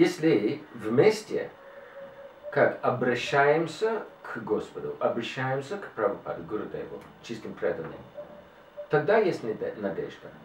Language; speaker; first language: Russian; non-native, fluent; English